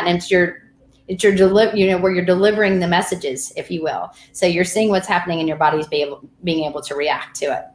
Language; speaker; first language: English; native; English